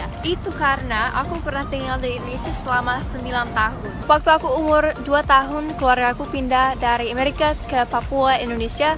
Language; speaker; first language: Indonesian; early bilingual, other home language; English